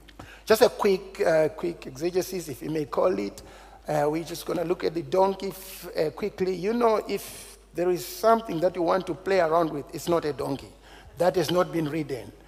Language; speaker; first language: English; non-native, local second language; Shona